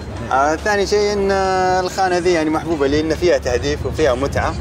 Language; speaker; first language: Arabic; native; Arabic